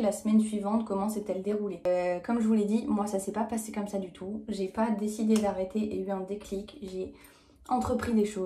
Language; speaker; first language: French; native; French